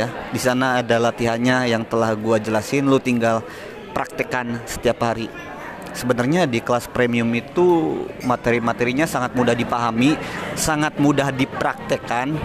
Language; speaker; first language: Indonesian; native; Indonesian